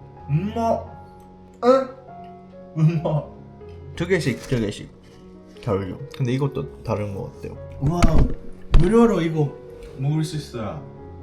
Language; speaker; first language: Korean; non-native, fluent; Japanese